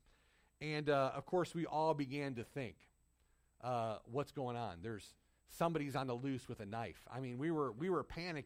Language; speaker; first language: English; native; English